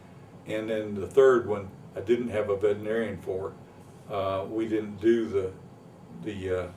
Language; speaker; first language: English; native; English